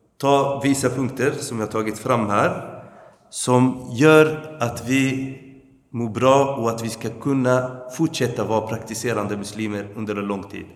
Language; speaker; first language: Swedish; early bilingual, other home language; Arabic